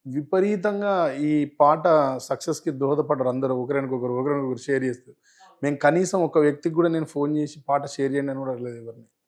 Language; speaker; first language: Telugu; native; Telugu